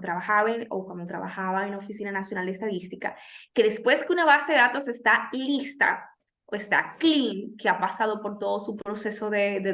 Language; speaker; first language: Spanish; native; Spanish